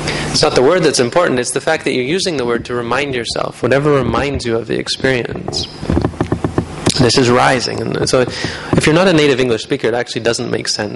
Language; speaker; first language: English; native; English